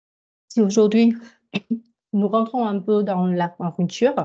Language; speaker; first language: French; non-native, fluent; Vietnamese